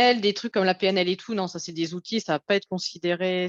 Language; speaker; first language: French; native; French